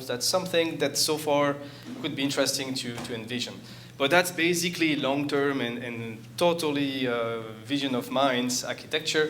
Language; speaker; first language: English; non-native, fluent; French